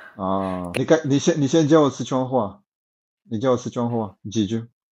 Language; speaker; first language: Chinese; non-native, fluent; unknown